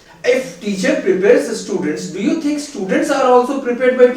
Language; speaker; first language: English; non-native, local second language; Hindi